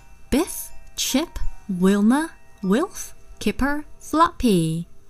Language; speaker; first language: English; non-native, fluent; Chinese